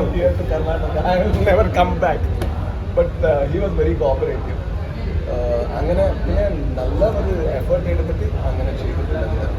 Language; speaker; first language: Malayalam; non-native, learner; Kannada